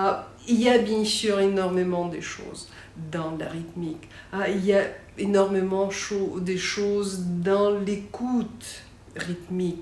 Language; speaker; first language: French; non-native, fluent; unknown